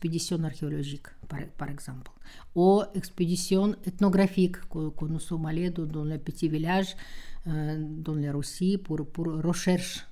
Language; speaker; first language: French; non-native, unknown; Russian